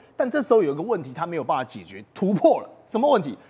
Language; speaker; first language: Chinese; native; Chinese